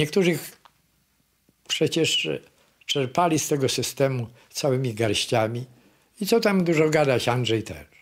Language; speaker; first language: Polish; native; Polish